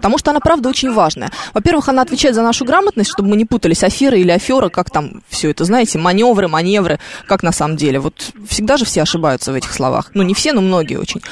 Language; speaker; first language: Russian; native; Russian